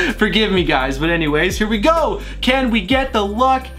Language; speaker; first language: English; native; English